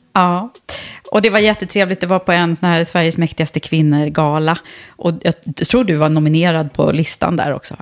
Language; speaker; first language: Swedish; native; Swedish